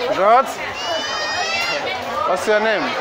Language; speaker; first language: English; non-native, learner; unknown